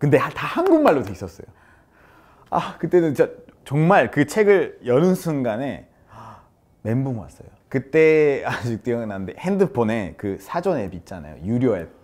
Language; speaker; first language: Korean; non-native, fluent; Spanish